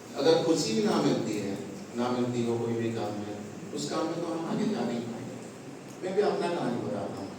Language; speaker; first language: Hindi; non-native, local second language; Odia